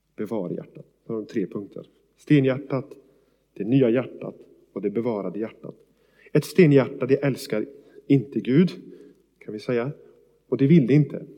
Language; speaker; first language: Swedish; native; Swedish